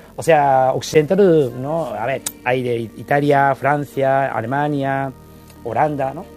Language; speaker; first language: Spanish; non-native, learner; Japanese